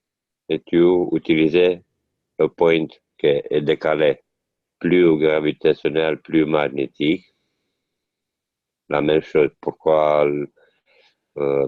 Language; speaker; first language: French; non-native, learner; Italian